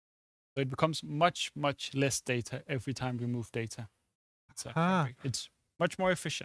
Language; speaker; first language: English; non-native, fluent; Danish